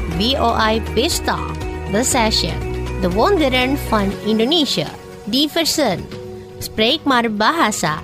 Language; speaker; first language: Dutch; non-native, fluent; Indonesian